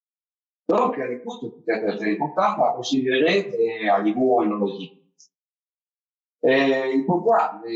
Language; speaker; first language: French; non-native, fluent; Spanish